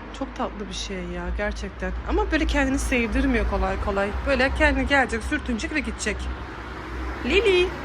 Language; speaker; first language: Turkish; early bilingual, heritage; Turkish